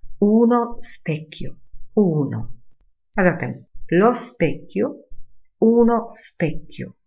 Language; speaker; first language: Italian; non-native, fluent; Polish